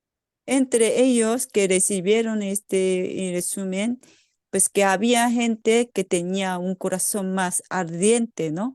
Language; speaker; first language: Spanish; non-native, fluent; Korean